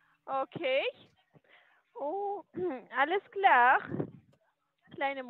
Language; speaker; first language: German; non-native, learner; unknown